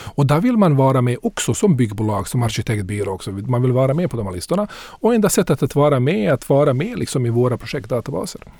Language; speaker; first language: Swedish; non-native, fluent; Bosnian